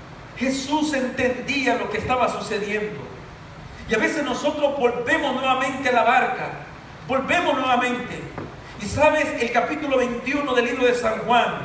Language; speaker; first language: Spanish; native; Spanish